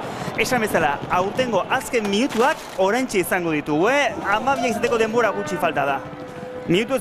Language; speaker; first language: Basque; native; Basque